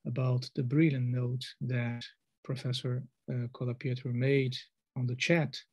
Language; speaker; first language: English; non-native, fluent; Portuguese